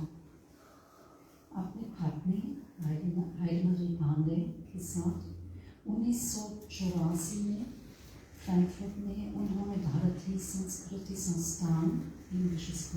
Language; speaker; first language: Hindi; non-native, fluent; German